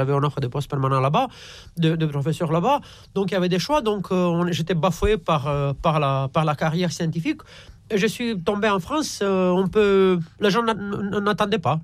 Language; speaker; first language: French; non-native, fluent; Romanian